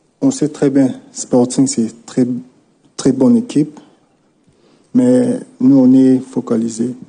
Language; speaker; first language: French; non-native, local second language; Lingala